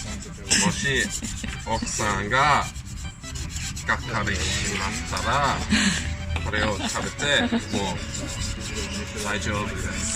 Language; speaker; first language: Japanese; non-native, learner; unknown